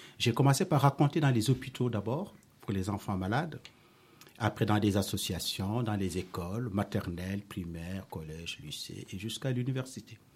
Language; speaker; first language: French; non-native, local second language; Wolof